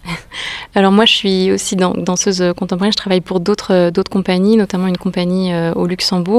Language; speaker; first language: French; native; French